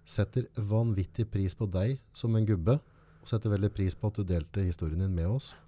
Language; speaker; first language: Norwegian; native; Norwegian